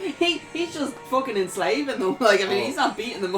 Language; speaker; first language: English; native; English